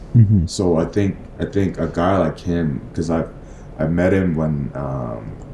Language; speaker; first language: English; non-native, fluent; Korean